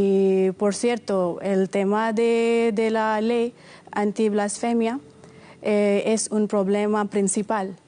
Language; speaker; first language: Spanish; non-native, fluent; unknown